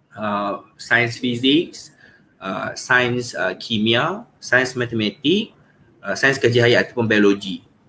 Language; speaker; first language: Malay; native; Malay